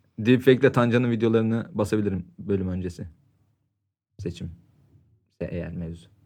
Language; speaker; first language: Turkish; native; Turkish